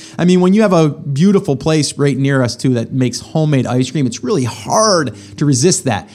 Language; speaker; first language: English; native; English